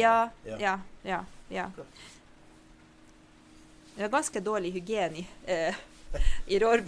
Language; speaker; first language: Norwegian; non-native, fluent; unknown